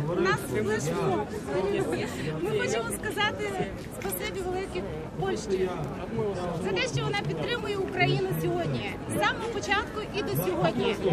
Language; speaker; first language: Ukrainian; non-native, learner; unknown